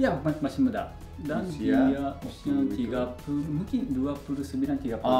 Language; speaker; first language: Indonesian; non-native, learner; Japanese